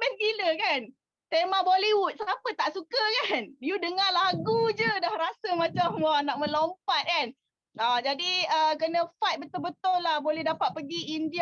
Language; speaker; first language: Malay; native; Malay